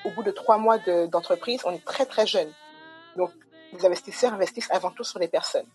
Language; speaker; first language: French; native; French